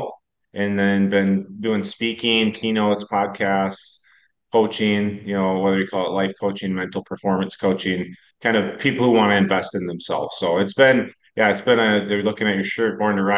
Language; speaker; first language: English; native; English